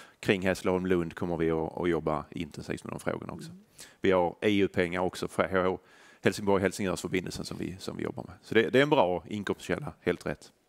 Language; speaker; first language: Swedish; native; Swedish